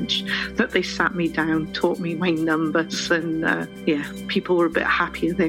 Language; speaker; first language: English; native; English